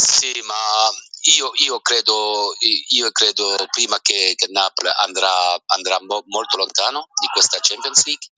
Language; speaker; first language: Italian; early bilingual, heritage; French